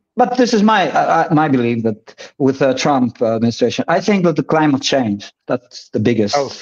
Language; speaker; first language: English; early bilingual, other home language; Polish